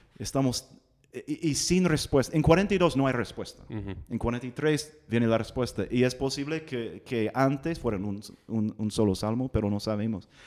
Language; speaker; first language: Spanish; non-native, fluent; English